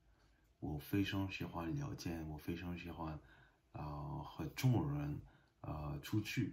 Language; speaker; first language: Chinese; non-native, learner; French